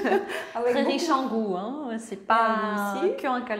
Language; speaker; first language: French; non-native, fluent; Ukrainian